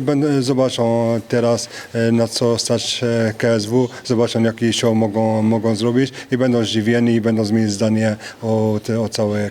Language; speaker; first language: Polish; non-native, fluent; French